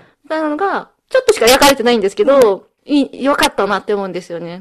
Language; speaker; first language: Japanese; early bilingual, heritage; Japanese